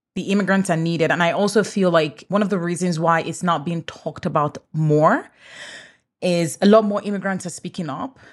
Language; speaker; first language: English; native; English